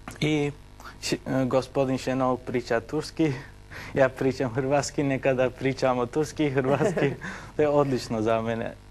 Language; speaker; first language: Bosnian; non-native, learner; Turkish